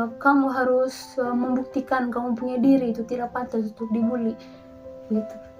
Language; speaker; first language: Indonesian; non-native, local second language; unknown